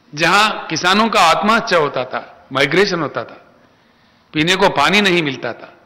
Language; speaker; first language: Hindi; non-native, local second language; Telugu